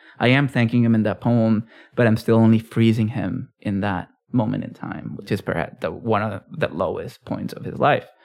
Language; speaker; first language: English; early bilingual, other home language; Spanish